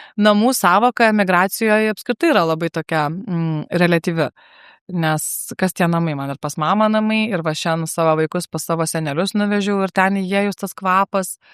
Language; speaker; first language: Lithuanian; native; Lithuanian